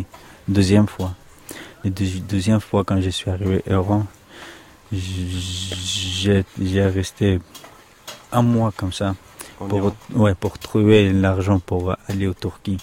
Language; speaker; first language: French; non-native, learner; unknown